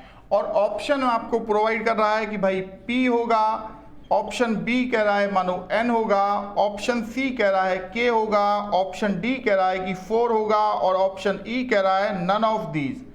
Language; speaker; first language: Hindi; native; Hindi